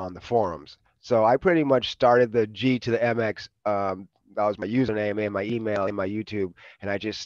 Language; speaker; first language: English; native; English